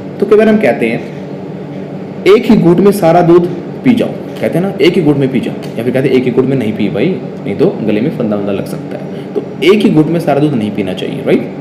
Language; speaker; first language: Hindi; native; Hindi